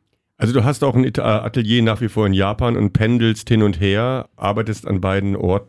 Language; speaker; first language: German; native; German